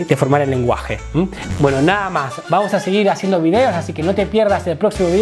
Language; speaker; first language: Spanish; native; Spanish